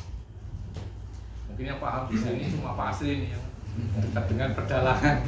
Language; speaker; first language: Indonesian; native; Indonesian